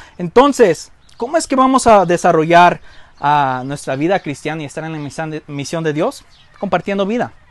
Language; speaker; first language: Spanish; early bilingual, heritage; Spanish